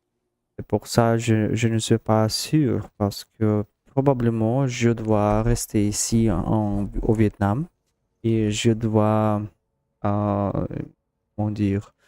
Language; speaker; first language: French; non-native, learner; Russian